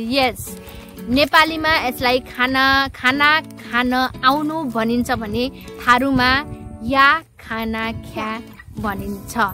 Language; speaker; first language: Nepali; non-native, local second language; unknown